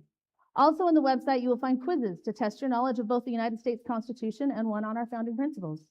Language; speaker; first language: English; native; English